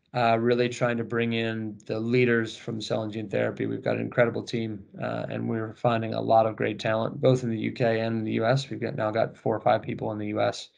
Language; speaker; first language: English; native; English